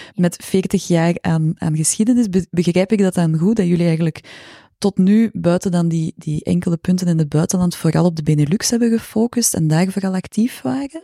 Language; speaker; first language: Dutch; native; Dutch